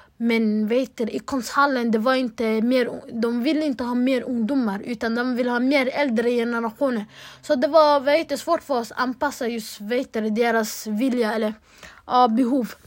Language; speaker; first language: Swedish; early bilingual, other home language; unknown